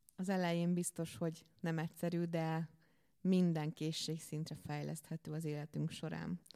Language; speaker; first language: Hungarian; native; Hungarian